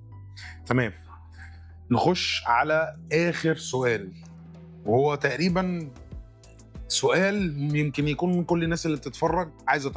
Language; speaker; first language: Arabic; native; Arabic